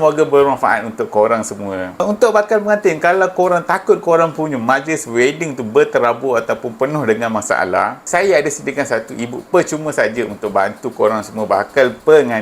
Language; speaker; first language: Malay; native; Malay